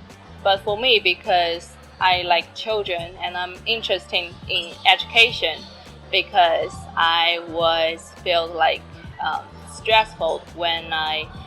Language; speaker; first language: English; non-native, learner; Chinese